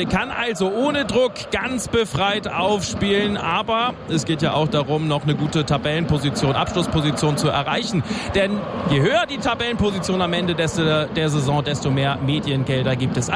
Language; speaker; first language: German; native; German